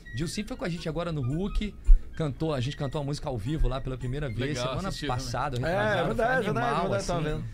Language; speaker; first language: Portuguese; native; Portuguese